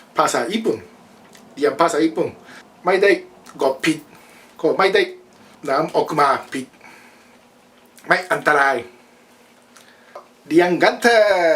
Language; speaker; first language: Thai; non-native, learner; Japanese